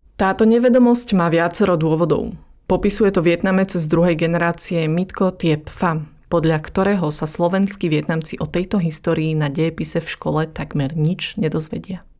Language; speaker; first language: Slovak; early bilingual, other home language; Vietnamese